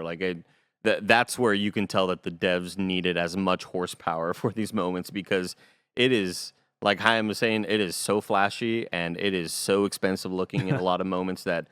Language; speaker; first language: English; native; English